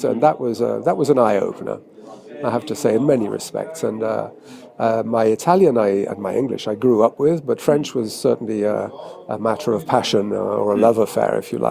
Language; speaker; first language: English; native; English